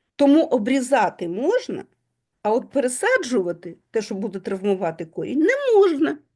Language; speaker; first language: Ukrainian; non-native, local second language; Russian